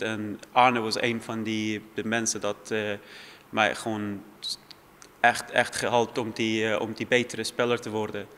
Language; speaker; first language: Dutch; non-native, fluent; Persian